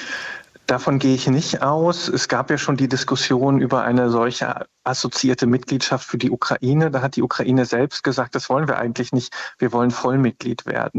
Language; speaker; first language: German; native; German